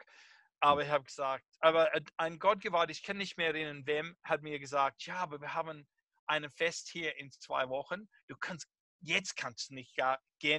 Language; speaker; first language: German; non-native, fluent; English